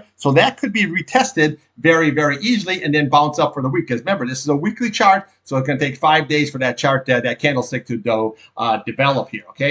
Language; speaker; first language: English; native; English